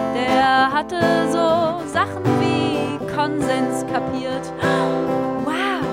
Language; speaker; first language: German; native; German